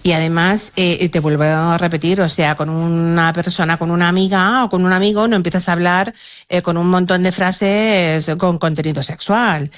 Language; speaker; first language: Spanish; native; Spanish